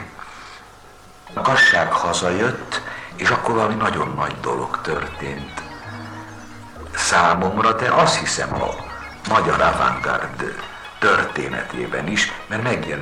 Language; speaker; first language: Hungarian; native; Hungarian